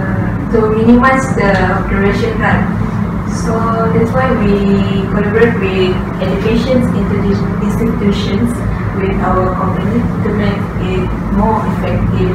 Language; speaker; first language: English; non-native, local second language; Malay